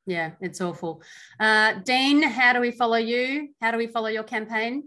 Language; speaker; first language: English; native; English